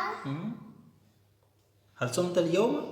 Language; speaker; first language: Arabic; non-native, fluent; Urdu